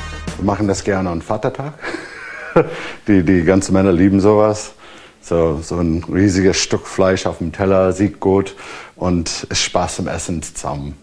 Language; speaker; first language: German; non-native, fluent; English